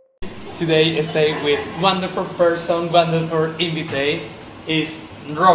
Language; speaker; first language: English; non-native, learner; Spanish